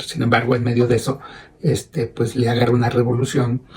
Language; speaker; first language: Spanish; native; Spanish